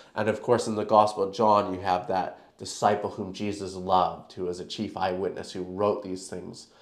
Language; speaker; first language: English; native; English